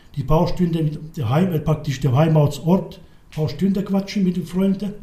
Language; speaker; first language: German; non-native, learner; Hungarian